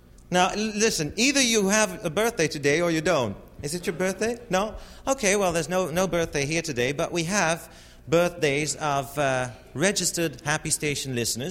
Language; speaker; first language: English; non-native, fluent; Dutch